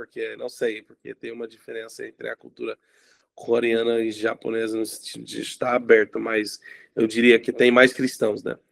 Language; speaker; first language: Portuguese; non-native, fluent; English